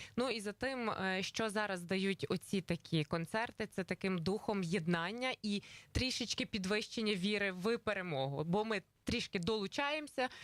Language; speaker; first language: Ukrainian; native; Ukrainian